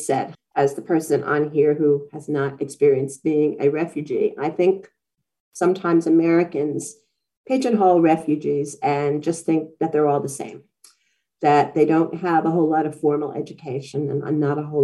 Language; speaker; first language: English; native; English